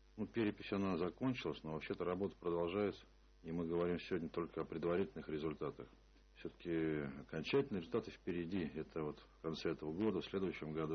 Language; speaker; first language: Russian; native; Russian